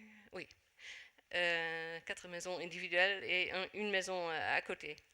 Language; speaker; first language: French; non-native, fluent; Dutch